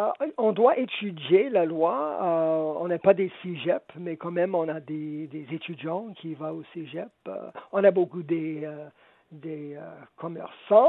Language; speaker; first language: French; non-native, local second language; English